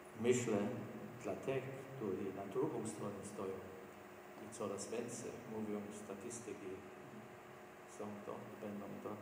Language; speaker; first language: Polish; non-native, learner; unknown